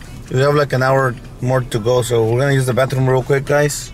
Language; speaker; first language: English; early bilingual, other home language; Spanish